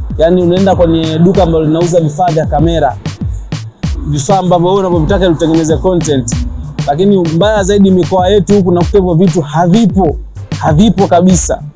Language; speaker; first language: Swahili; native; Swahili